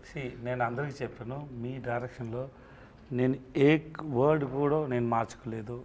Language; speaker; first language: Telugu; non-native, local second language; Tamil